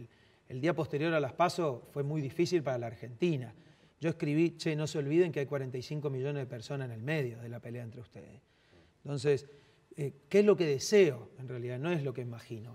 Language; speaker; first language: Spanish; native; Spanish